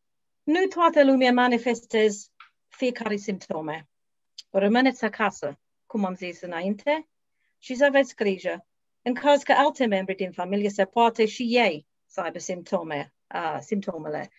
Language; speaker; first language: Romanian; non-native, learner; English